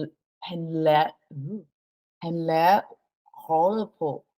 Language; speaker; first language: Danish; non-native, learner; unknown